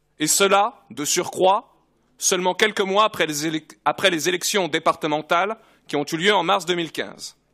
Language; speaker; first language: French; native; French